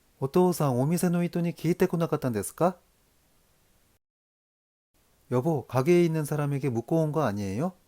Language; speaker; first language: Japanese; non-native, learner; Korean